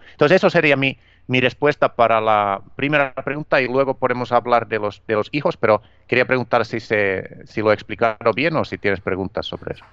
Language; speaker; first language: Spanish; non-native, fluent; Finnish